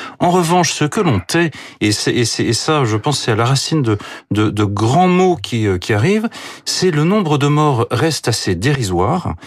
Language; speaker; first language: French; native; French